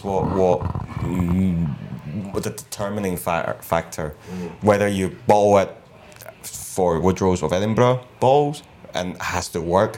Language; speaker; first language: English; non-native, local second language; Cantonese